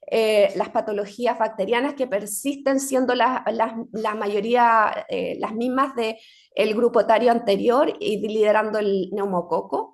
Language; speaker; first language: Spanish; native; Spanish